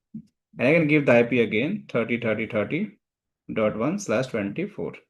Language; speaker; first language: English; non-native, local second language; Hindi